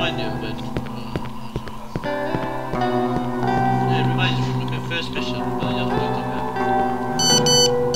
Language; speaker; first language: English; native; English